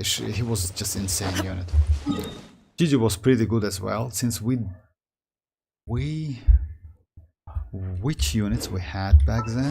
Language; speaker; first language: English; non-native, fluent; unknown